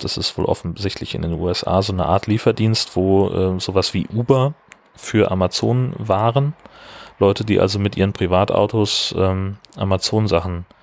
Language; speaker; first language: German; native; German